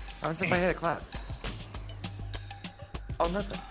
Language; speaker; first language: English; native; English